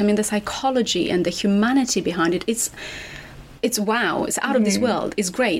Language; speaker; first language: English; non-native, fluent; Romanian